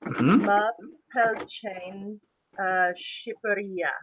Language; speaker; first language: Albanian; non-native, learner; English